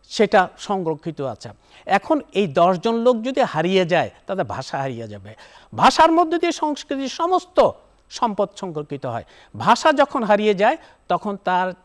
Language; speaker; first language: Bangla; native; Bangla